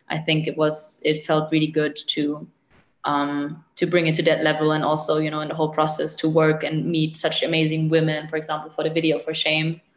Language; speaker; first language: English; non-native, fluent; German